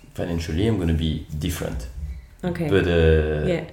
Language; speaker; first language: English; non-native, fluent; French